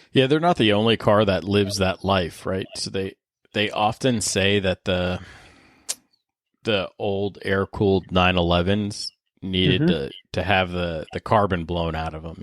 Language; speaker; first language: English; native; English